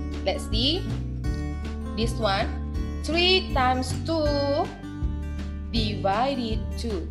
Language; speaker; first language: English; non-native, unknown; Indonesian